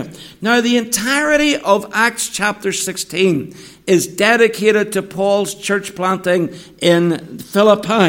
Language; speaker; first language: English; native; English